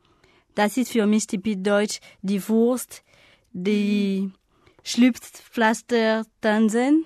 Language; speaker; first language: German; non-native, learner; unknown